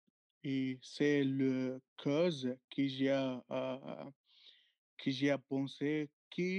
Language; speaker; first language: French; non-native, learner; Arabic